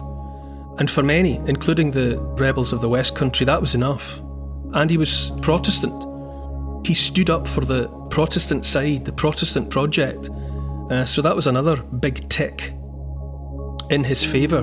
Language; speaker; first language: English; native; English